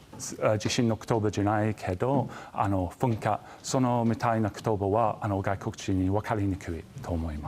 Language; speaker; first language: Japanese; non-native, fluent; English